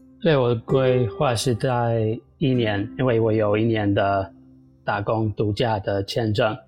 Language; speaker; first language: Chinese; non-native, fluent; English